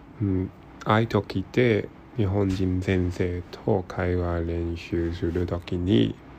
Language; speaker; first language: Japanese; non-native, learner; Cantonese